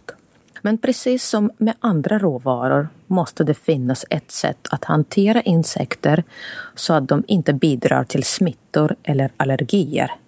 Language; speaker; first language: Swedish; non-native, fluent; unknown